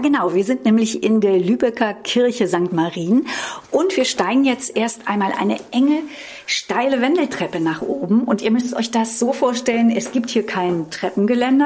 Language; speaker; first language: German; native; German